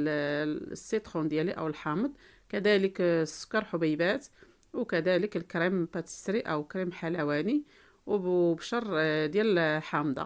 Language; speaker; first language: Arabic; native; Arabic